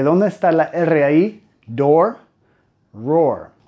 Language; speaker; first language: Spanish; non-native, fluent; English